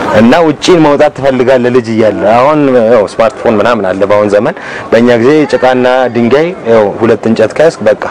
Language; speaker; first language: Amharic; early bilingual, other home language; English